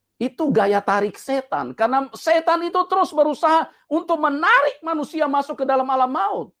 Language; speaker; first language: Indonesian; non-native, local second language; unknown